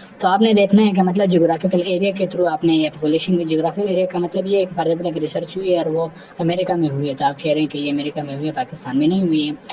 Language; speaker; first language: Urdu; non-native, local second language; Pashto